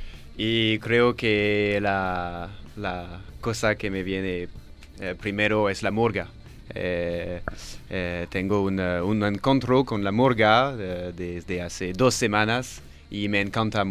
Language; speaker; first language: Spanish; non-native, learner; French